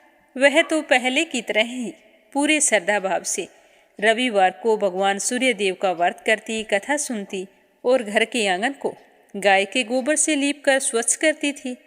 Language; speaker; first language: Hindi; native; Hindi